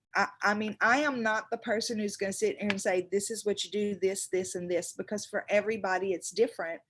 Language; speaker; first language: English; native; English